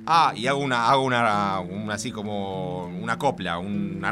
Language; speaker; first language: Spanish; native; Spanish